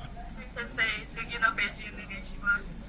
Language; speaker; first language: Japanese; non-native, learner; Indonesian